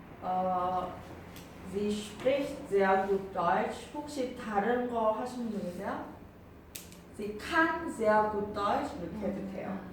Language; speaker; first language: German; non-native, fluent; Korean